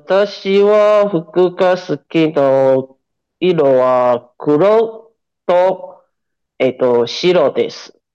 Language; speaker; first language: Japanese; non-native, learner; Chinese